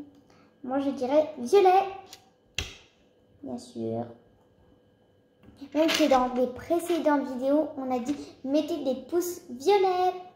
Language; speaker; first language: French; early bilingual, other home language; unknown